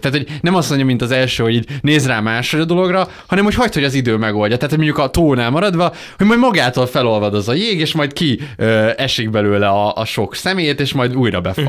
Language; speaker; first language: Hungarian; native; Hungarian